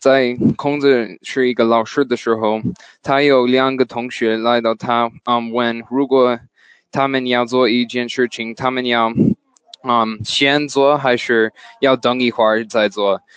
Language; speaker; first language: Chinese; non-native, learner; English